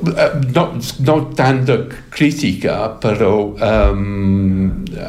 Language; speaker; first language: Catalan; non-native, fluent; English